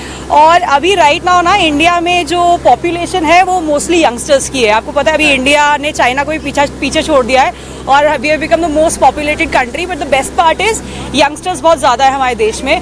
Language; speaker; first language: Hindi; native; Hindi